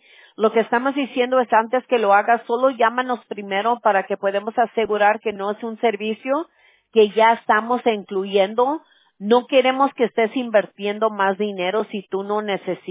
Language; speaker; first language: Spanish; early bilingual, heritage; Spanish